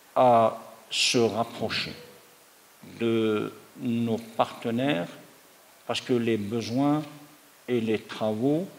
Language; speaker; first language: French; non-native, local second language; Arabic